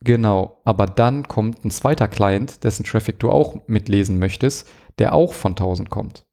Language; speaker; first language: German; native; German